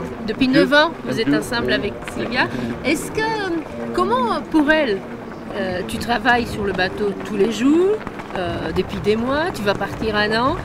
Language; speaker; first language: French; native; French